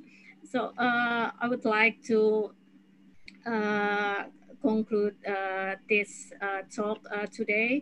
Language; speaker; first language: English; non-native, fluent; Indonesian